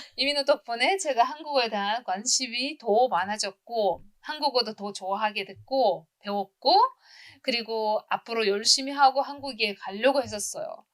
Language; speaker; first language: Korean; non-native, fluent; Uzbek